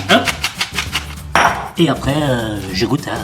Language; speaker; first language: French; native; French